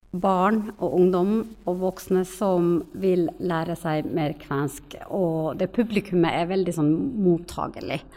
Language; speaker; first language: Norwegian; non-native, fluent; Finnish